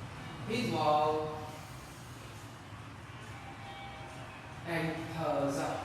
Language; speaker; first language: Vietnamese; non-native, learner; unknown